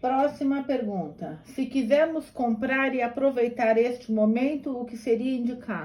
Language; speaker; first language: Portuguese; native; Portuguese